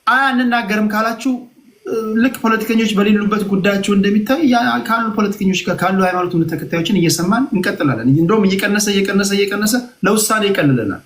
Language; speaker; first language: Amharic; native; Amharic